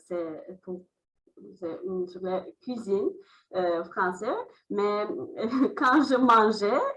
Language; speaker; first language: French; non-native, learner; Azerbaijani